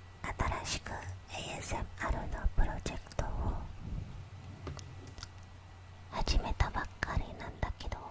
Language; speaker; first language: Japanese; non-native, fluent; Indonesian